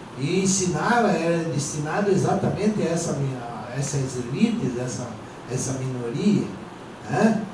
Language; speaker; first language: Portuguese; non-native, local second language; Venetian